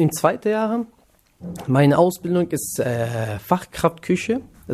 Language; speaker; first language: German; non-native, learner; Kurdish